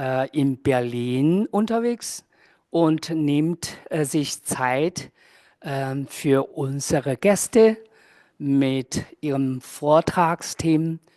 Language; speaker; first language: German; non-native, fluent; Chinese